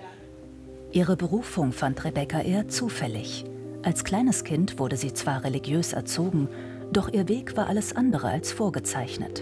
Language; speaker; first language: German; native; German